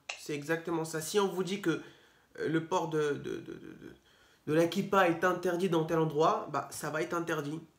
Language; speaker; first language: French; native; French